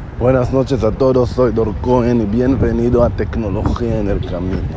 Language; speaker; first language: Spanish; non-native, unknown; Hebrew